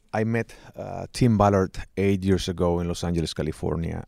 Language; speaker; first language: English; non-native, fluent; Spanish